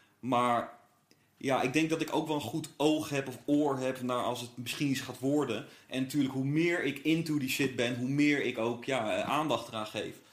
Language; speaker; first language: Dutch; native; Dutch